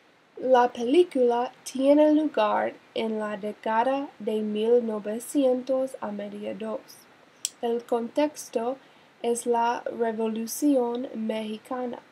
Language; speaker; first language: Spanish; non-native, learner; English